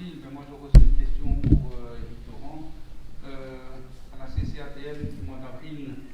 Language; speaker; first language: French; native; French